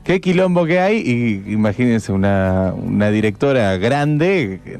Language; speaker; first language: Spanish; native; Spanish